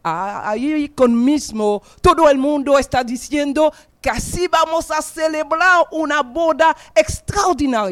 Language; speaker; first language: Spanish; non-native, fluent; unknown